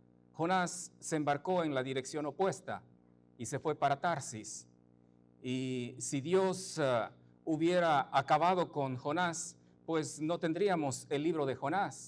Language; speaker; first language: Spanish; native; Spanish